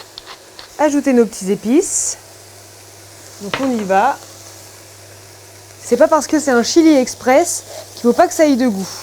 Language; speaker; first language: French; native; French